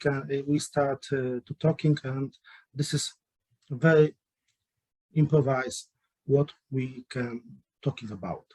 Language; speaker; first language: English; non-native, learner; Polish